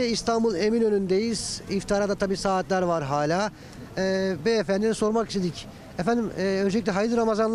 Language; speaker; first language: Turkish; native; Turkish